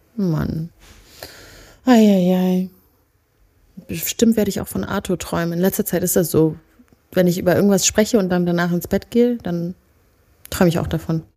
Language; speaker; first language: German; early bilingual, other home language; Kinyarwanda